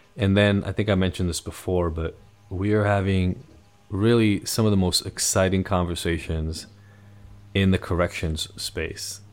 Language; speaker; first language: English; non-native, fluent; Hebrew